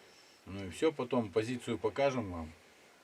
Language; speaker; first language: Russian; native; Russian